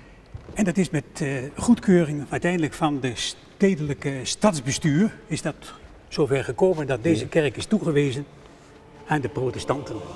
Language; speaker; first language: Dutch; native; Dutch